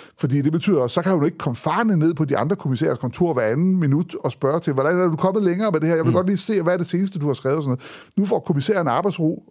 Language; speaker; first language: Danish; native; Danish